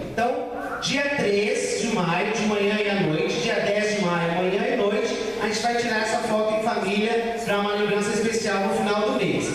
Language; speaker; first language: Portuguese; native; Portuguese